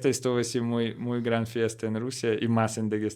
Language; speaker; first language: Spanish; non-native, learner; Russian